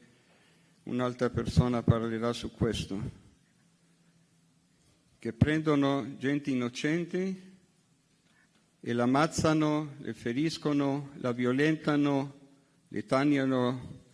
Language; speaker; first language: Italian; non-native, fluent; Hebrew